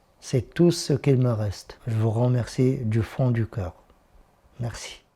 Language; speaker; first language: French; non-native, local second language; Arabic